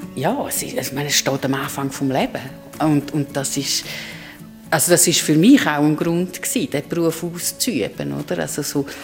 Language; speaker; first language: German; native; German